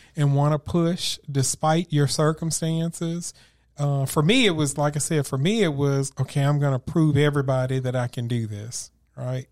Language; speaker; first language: English; native; English